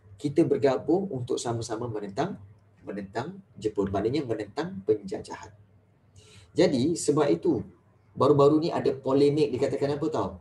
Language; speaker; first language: Malay; native; Malay